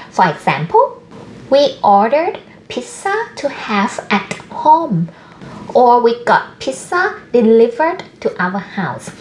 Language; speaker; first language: English; non-native, fluent; Thai